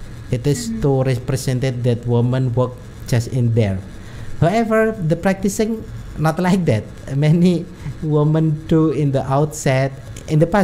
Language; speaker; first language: English; non-native, learner; Indonesian